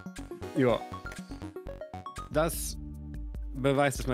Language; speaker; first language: German; native; German